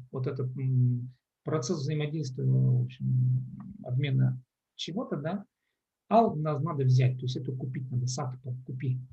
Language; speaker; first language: Russian; non-native, local second language; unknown